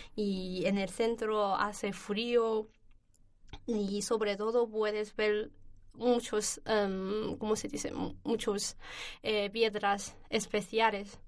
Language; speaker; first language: Spanish; non-native, learner; Chinese